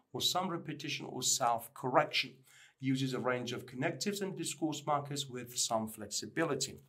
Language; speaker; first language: English; non-native, fluent; Persian